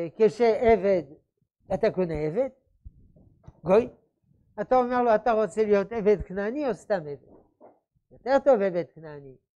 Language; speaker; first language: Hebrew; non-native, fluent; French